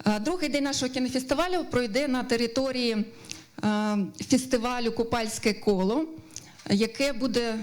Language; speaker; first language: Ukrainian; native; Ukrainian